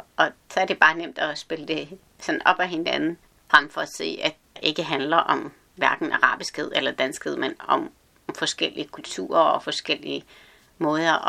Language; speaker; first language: Danish; early bilingual, other home language; Arabic